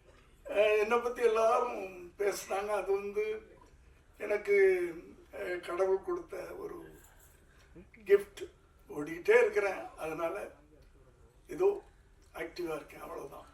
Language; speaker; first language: Tamil; native; Tamil